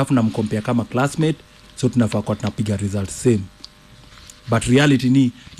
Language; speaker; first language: Swahili; native; Swahili